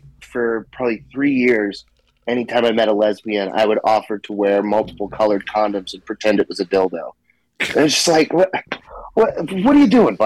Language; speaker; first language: English; native; English